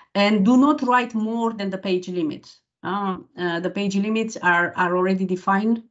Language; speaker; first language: English; non-native, fluent; Romanian